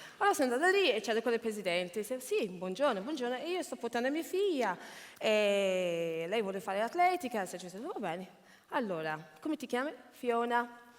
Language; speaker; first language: Italian; non-native, fluent; English